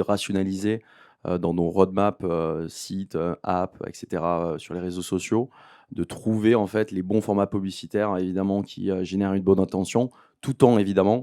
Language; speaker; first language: French; native; French